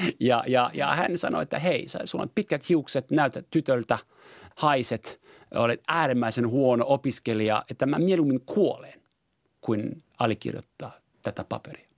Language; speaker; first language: Finnish; non-native, fluent; French